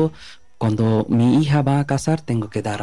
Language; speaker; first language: Spanish; non-native, learner; Bangla